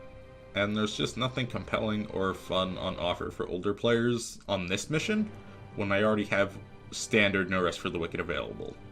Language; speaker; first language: English; native; English